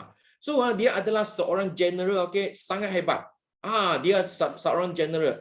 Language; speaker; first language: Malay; non-native, local second language; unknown